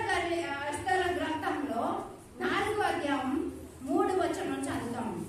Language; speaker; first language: Telugu; non-native, learner; Odia